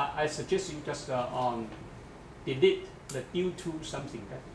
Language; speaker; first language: English; non-native, learner; Chinese